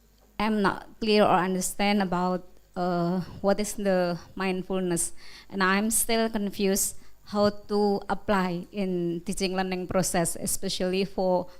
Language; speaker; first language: English; non-native, learner; Indonesian